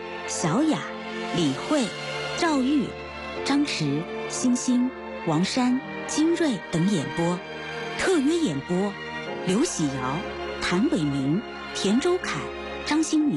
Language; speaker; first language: Chinese; native; Chinese